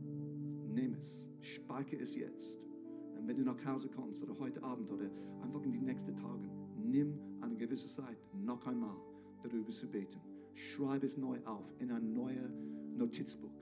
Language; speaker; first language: German; non-native, fluent; English